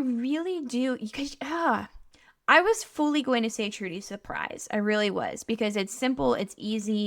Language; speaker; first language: English; native; English